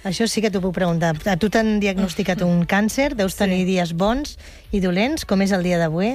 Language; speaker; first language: Catalan; native; Catalan